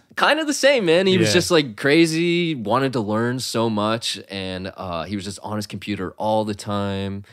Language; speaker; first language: English; native; English